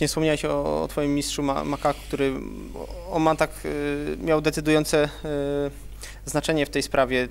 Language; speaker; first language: Polish; native; Polish